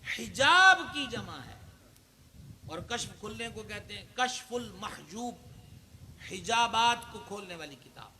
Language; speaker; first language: Urdu; non-native, local second language; Punjabi